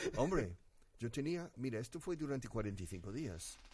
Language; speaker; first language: Spanish; non-native, fluent; English